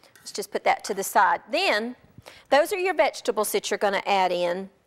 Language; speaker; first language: English; native; English